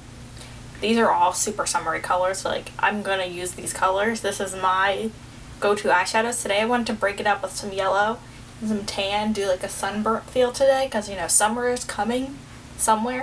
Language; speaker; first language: English; native; English